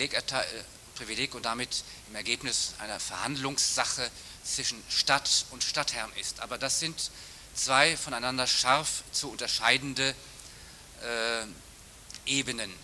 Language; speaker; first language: German; native; German